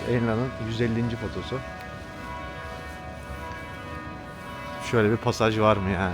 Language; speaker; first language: Turkish; native; Turkish